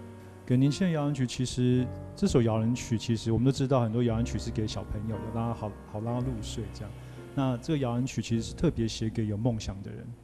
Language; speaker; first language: Chinese; native; Chinese